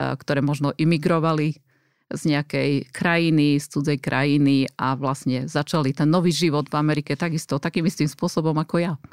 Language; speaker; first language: Slovak; native; Slovak